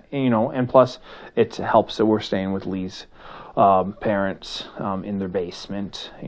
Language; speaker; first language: English; native; English